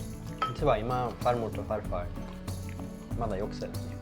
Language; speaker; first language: Japanese; non-native, fluent; Swedish